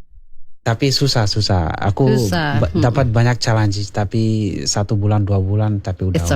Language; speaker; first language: Indonesian; non-native, learner; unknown